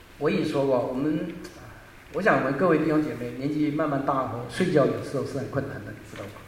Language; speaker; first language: Chinese; non-native, local second language; Hakka Chinese